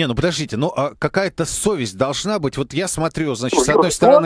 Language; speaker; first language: Russian; native; Russian